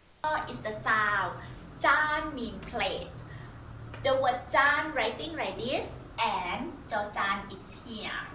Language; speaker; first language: English; non-native, fluent; Thai